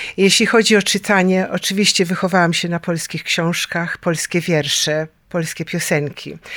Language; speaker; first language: Polish; early bilingual, heritage; Polish